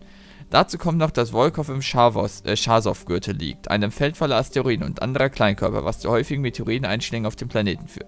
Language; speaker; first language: German; native; German